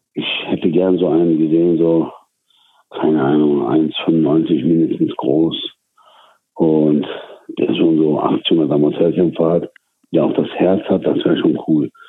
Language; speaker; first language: German; early bilingual, other home language; Turkish